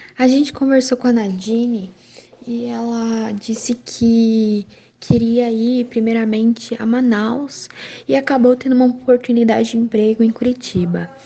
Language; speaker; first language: Portuguese; native; Portuguese